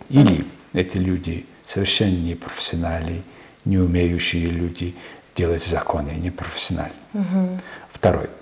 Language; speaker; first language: Russian; non-native, fluent; Mongolian